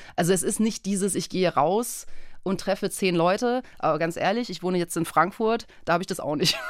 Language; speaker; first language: German; early bilingual, other home language; Polish